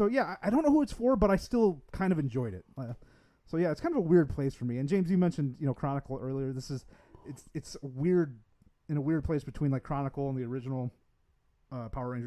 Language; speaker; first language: English; native; English